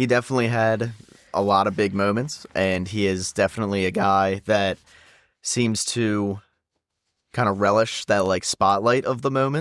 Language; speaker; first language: English; native; English